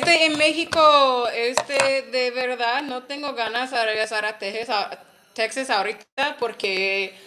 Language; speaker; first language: Spanish; non-native, learner; English